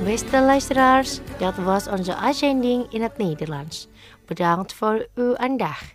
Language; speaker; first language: Dutch; non-native, fluent; Indonesian